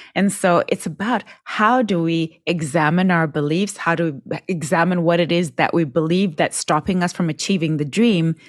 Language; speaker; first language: English; non-native, local second language; Shona